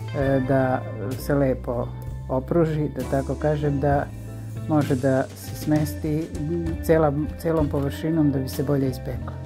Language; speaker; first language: Serbian; native; Serbian